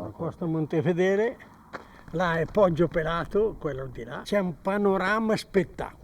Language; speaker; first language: Italian; native; Italian